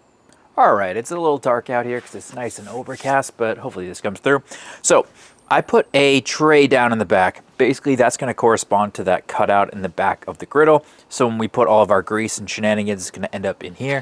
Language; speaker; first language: English; native; English